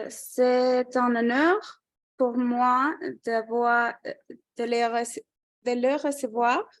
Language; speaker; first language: French; non-native, fluent; Spanish